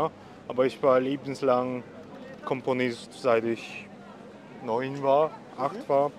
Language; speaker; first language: German; non-native, fluent; Korean